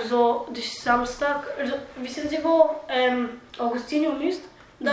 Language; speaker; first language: German; early bilingual, other home language; Bulgarian